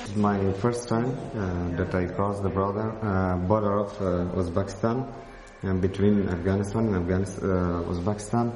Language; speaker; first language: English; non-native, learner; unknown